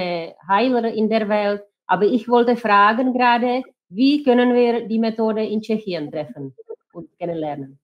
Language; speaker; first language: German; non-native, fluent; Czech